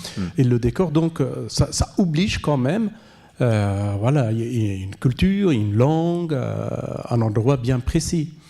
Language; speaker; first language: French; non-native, fluent; Persian